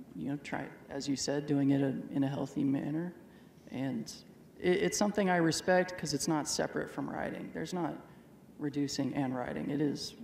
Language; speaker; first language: English; native; English